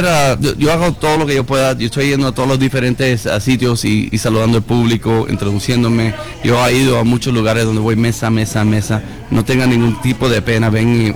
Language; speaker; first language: Spanish; early bilingual, heritage; Spanish